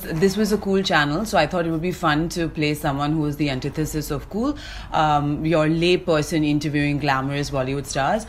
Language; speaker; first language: English; non-native, local second language; Malayalam